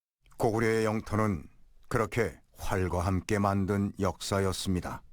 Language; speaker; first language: Korean; native; Korean